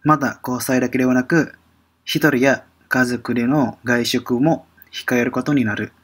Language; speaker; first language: Japanese; non-native, fluent; Indonesian